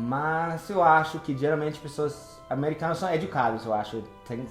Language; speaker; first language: Portuguese; non-native, fluent; English